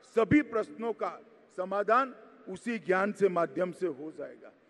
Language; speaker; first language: Hindi; non-native, local second language; Gujarati